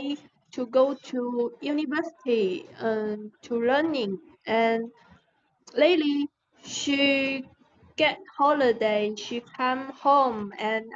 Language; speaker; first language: English; non-native, learner; Chinese